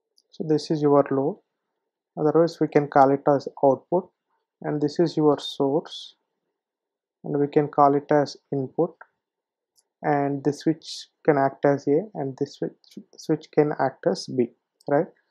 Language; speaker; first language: English; non-native, local second language; Telugu